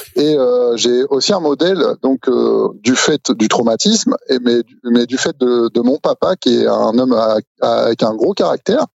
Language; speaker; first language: French; native; French